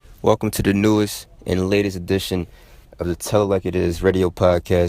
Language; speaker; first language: English; native; English